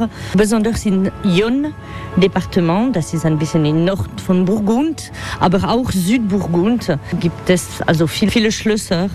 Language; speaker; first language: German; non-native, fluent; French